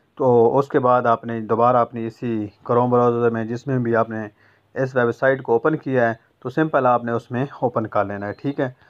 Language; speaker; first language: Urdu; non-native, local second language; Punjabi